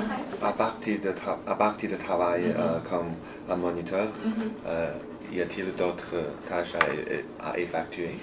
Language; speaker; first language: French; non-native, learner; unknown